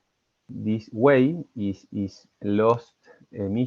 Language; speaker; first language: English; non-native, learner; Spanish